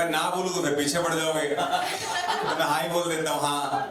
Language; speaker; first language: Hindi; native; Hindi